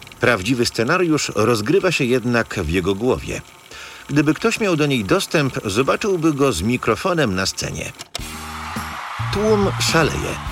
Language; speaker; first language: Polish; native; Polish